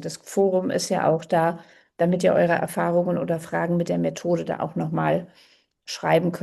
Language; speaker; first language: German; native; German